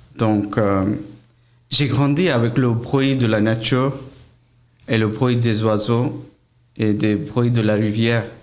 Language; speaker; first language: French; non-native, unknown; Bangla